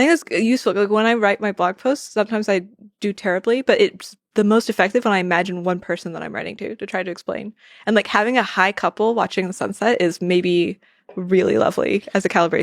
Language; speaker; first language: English; native; English